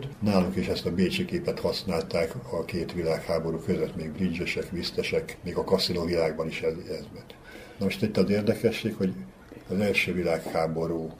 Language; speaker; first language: Hungarian; native; Hungarian